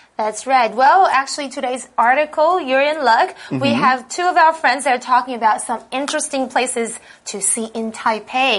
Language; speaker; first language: English; non-native, fluent; Chinese